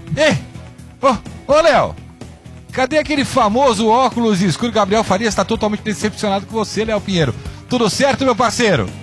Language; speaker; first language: Portuguese; native; Portuguese